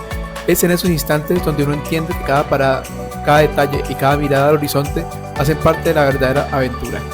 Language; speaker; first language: Spanish; native; Spanish